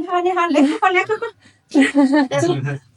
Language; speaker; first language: Chinese; non-native, local second language; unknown